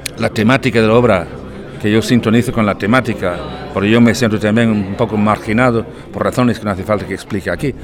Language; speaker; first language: Spanish; non-native, fluent; English